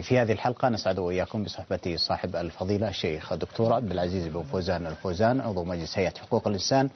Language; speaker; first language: Arabic; native; Arabic